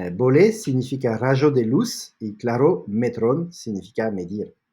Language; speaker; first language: Spanish; non-native, fluent; French